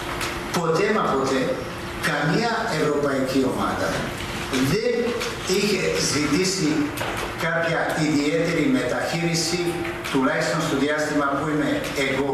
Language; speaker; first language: Greek; non-native, fluent; Serbian